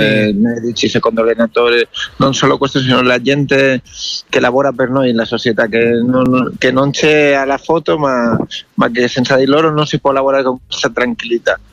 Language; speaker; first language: Italian; non-native, learner; Spanish